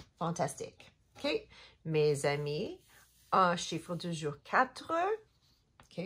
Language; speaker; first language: French; non-native, learner; English